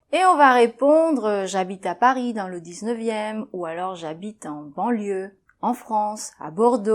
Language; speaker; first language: French; native; French